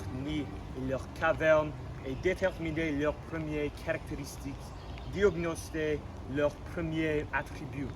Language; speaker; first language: French; non-native, learner; English